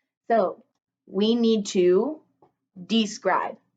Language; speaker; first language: English; native; English